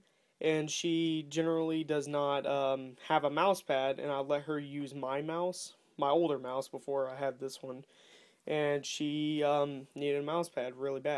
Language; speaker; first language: English; native; English